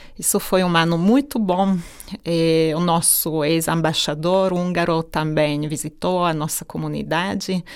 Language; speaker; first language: Portuguese; non-native, fluent; Hungarian